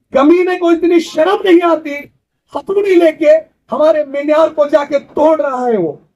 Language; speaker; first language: Hindi; native; Hindi